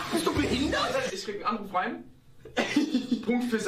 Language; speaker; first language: German; native; German